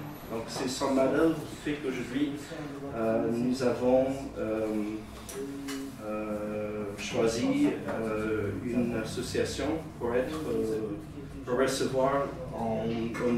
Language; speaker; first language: French; native; French